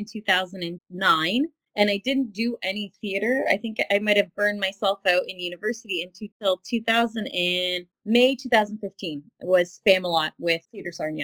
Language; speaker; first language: English; native; English